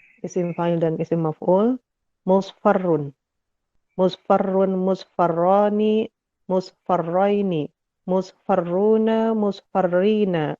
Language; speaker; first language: Arabic; non-native, learner; Indonesian